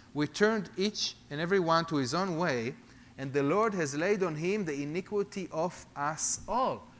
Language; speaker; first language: English; non-native, fluent; Hebrew